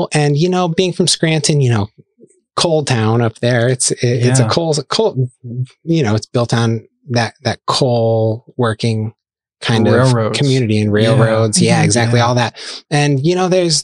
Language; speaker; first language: English; native; English